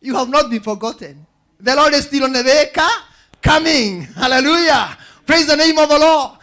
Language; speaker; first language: English; non-native, local second language; Swahili